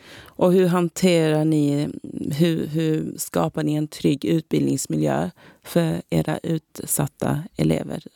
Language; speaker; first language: Swedish; native; Swedish